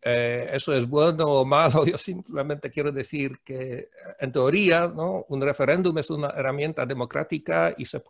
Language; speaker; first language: Spanish; non-native, fluent; Polish